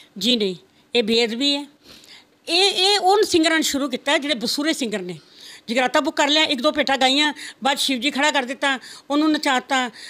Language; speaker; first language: Punjabi; non-native, local second language; Rajasthani